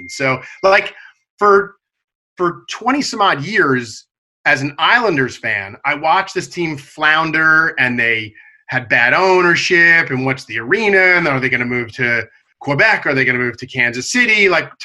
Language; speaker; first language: English; native; English